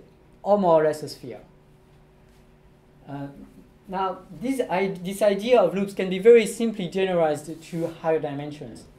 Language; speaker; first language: English; non-native, fluent; French